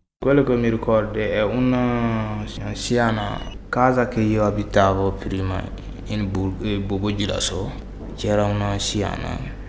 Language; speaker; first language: Italian; non-native, learner; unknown